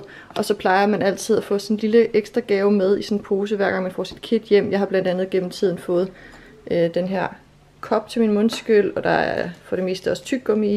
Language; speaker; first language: Danish; native; Danish